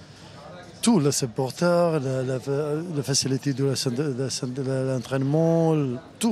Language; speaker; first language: French; non-native, learner; Arabic